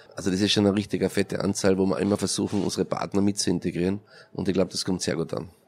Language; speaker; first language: German; native; German